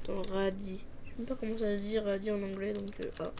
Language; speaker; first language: French; native; French